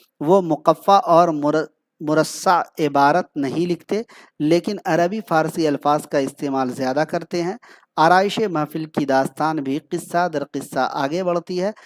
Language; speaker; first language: Urdu; native; Urdu